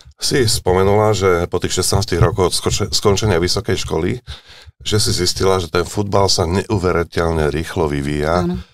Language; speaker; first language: Slovak; native; Slovak